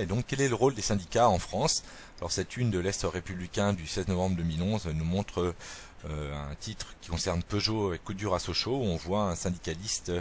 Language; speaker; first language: French; native; French